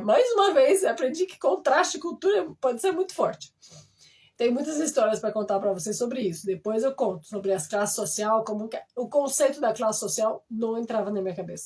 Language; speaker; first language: Portuguese; non-native, fluent; French